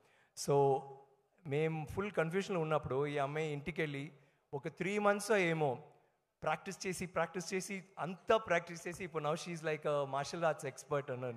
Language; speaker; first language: Telugu; non-native, learner; Tamil